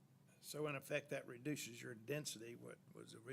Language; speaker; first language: English; native; English